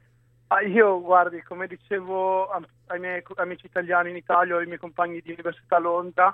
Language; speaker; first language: Italian; native; Italian